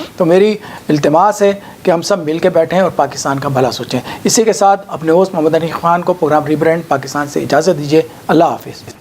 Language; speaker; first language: Urdu; native; Urdu